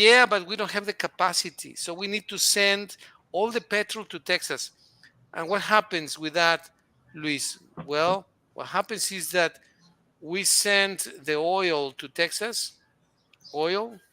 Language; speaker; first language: English; non-native, fluent; Spanish